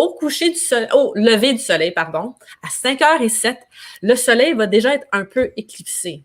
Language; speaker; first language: French; native; French